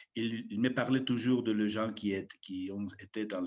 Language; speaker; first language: French; non-native, fluent; Spanish